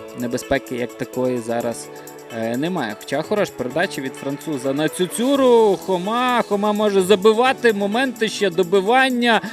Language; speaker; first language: Ukrainian; native; Ukrainian